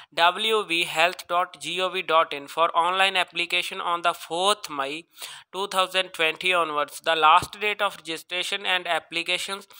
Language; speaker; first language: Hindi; non-native, local second language; Punjabi